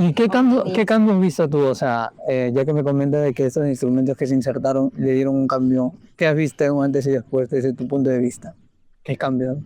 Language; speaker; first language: Spanish; native; Spanish